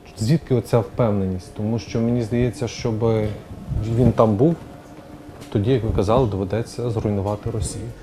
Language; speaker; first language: Ukrainian; native; Ukrainian